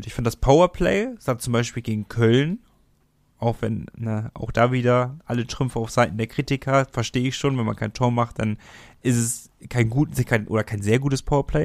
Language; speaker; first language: German; native; German